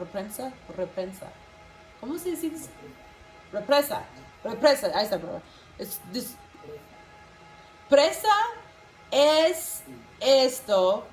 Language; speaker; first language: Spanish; non-native, local second language; English